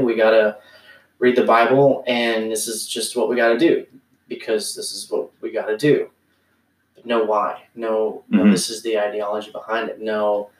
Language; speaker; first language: English; native; English